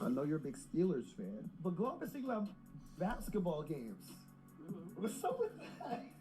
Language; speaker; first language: English; native; English